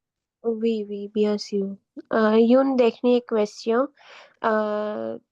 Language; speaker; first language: French; non-native, learner; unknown